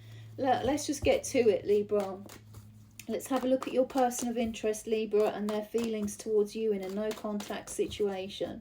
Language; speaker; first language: English; native; English